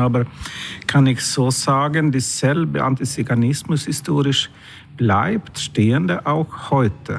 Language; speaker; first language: German; non-native, learner; Swedish